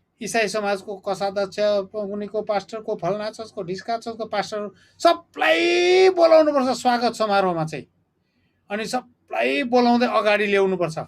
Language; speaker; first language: Nepali; native; Nepali